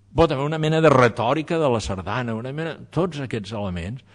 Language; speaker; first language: Catalan; native; Catalan